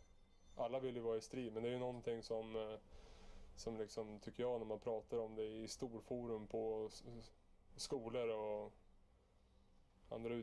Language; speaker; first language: Swedish; native; Swedish